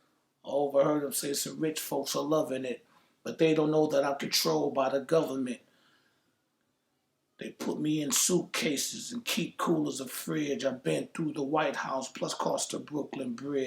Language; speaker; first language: English; native; English